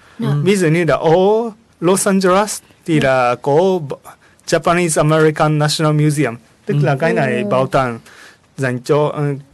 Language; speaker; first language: Vietnamese; non-native, fluent; Japanese